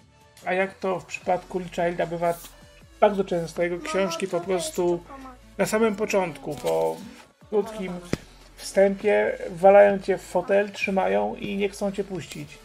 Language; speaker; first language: Polish; native; Polish